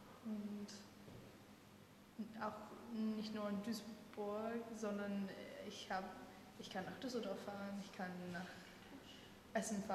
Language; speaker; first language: German; non-native, fluent; English